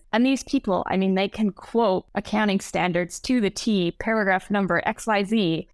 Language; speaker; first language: English; native; English